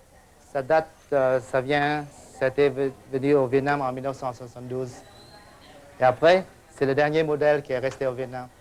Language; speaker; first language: French; non-native, fluent; Vietnamese